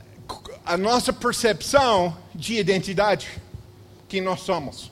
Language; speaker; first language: Portuguese; non-native, fluent; English